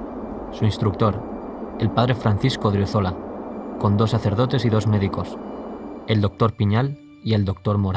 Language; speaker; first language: Spanish; native; Spanish